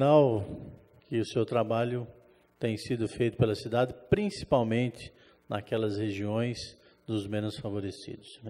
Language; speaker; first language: Portuguese; native; Portuguese